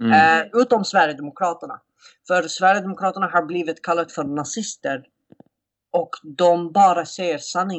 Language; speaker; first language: Swedish; non-native, fluent; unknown